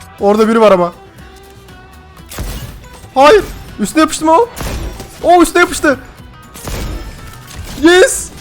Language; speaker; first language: Turkish; native; Turkish